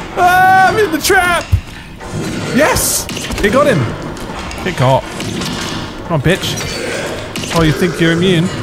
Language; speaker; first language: English; native; English